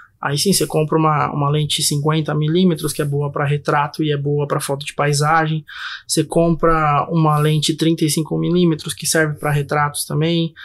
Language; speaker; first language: Portuguese; native; Portuguese